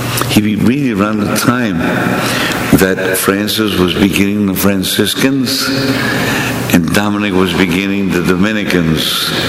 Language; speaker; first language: English; native; English